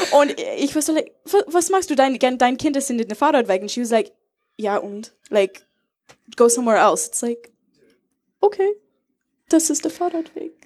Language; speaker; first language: German; non-native, fluent; English